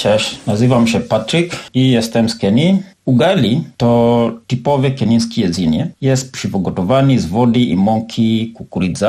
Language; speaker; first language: Polish; non-native, learner; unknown